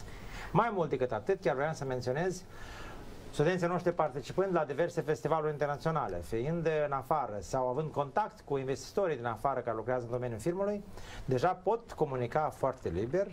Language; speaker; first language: Romanian; native; Romanian